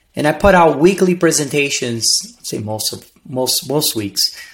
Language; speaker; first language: English; non-native, fluent; Portuguese